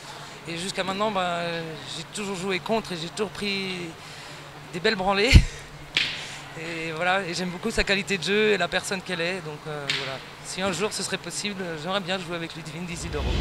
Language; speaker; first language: French; native; French